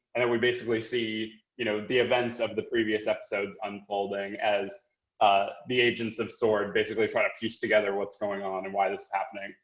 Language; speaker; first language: English; native; English